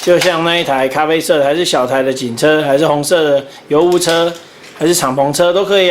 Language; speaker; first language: Chinese; native; Chinese